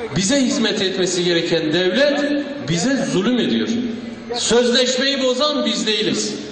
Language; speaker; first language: Turkish; non-native, local second language; Kurdish